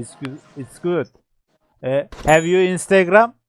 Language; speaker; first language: English; non-native, learner; Turkish